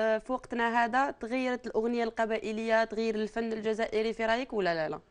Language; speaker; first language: Arabic; native; Arabic